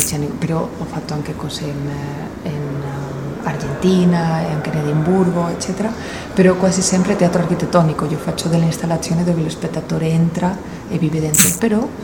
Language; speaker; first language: Italian; non-native, learner; Spanish